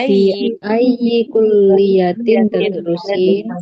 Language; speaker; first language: Arabic; non-native, learner; Indonesian